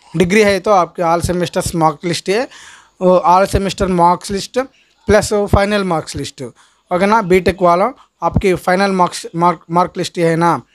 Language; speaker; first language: Hindi; non-native, local second language; Telugu